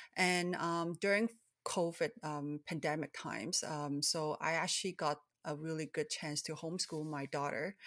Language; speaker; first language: English; early bilingual, other home language; Cantonese